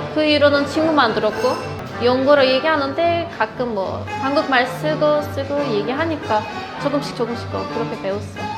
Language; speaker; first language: Korean; non-native, fluent; Turkish